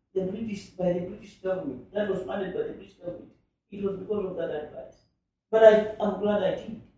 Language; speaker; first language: English; non-native, local second language; Nyanja